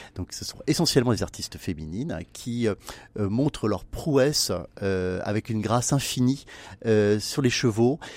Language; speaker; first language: French; native; French